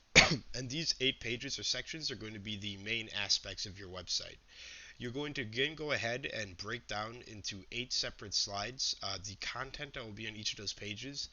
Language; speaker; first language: English; native; English